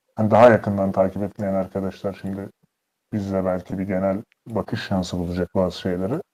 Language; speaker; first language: Turkish; native; Turkish